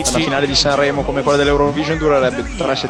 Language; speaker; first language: Italian; native; Italian